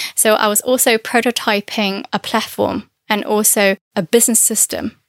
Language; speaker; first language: English; non-native, fluent; Chinese